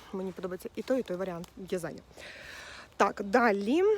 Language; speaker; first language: Ukrainian; non-native, local second language; Russian